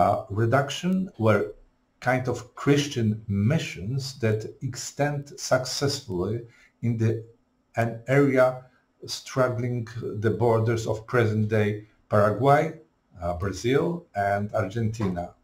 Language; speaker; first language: English; non-native, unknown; Polish